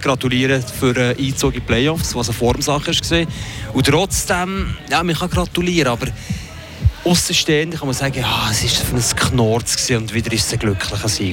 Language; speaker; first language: German; native; German